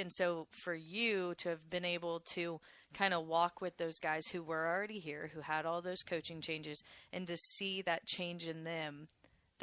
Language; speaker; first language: English; native; English